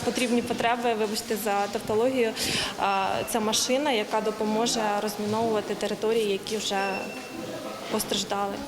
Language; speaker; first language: Ukrainian; native; Ukrainian